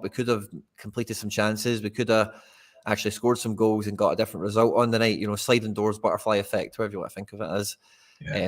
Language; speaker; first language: English; native; English